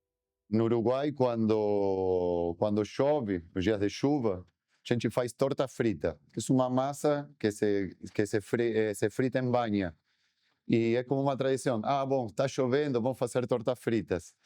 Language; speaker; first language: Portuguese; non-native, fluent; Spanish